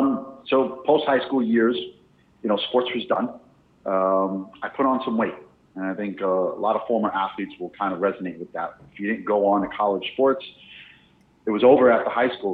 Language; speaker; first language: English; native; English